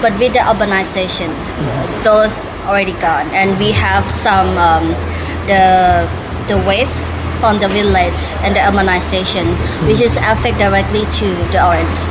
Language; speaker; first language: English; non-native, learner; Thai